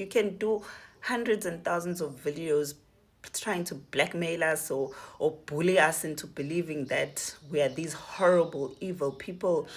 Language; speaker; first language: English; non-native, local second language; Zulu